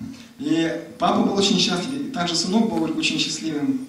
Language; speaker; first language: Russian; native; Russian